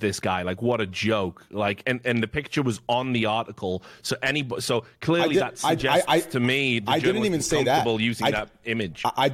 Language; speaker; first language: English; native; English